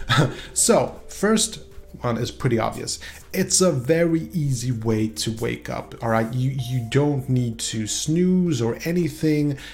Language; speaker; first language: English; non-native, fluent; Swedish